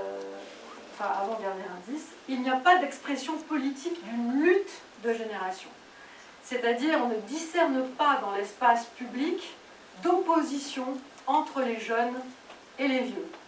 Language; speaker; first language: French; native; French